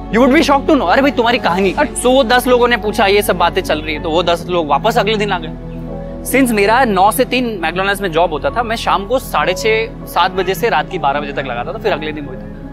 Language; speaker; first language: Hindi; native; Hindi